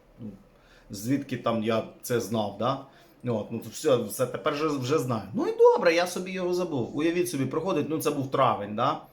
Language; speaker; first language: Ukrainian; native; Ukrainian